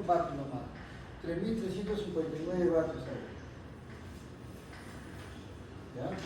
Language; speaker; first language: Spanish; native; Spanish